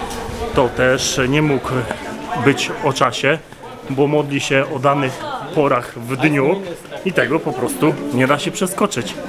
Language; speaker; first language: Polish; native; Polish